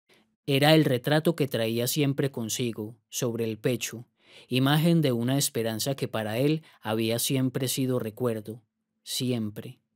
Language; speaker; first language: Spanish; native; Spanish